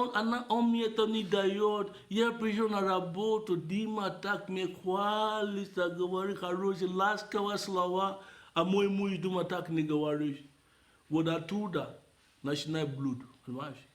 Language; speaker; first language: Russian; non-native, fluent; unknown